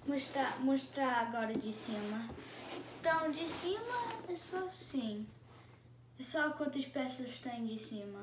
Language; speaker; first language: Portuguese; early bilingual, heritage; Portuguese